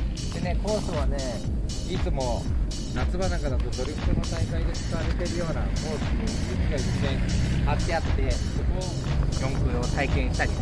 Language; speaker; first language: Japanese; native; Japanese